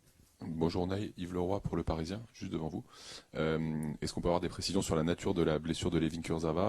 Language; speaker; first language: French; native; French